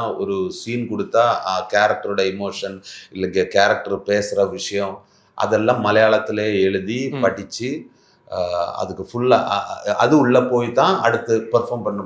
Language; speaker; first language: Tamil; non-native, learner; Malayalam